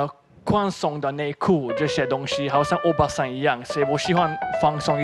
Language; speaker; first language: Chinese; non-native, fluent; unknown